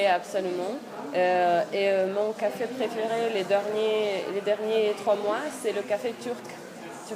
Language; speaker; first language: French; non-native, fluent; Russian